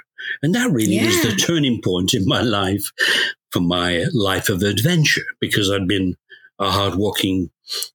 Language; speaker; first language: English; native; English